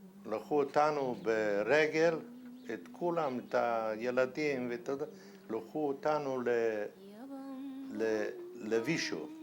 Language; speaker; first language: Hebrew; non-native, fluent; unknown